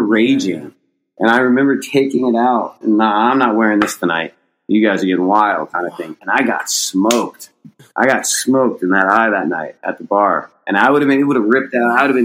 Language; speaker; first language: English; native; English